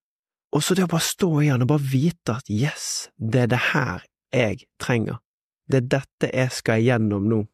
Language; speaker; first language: Norwegian; native; Norwegian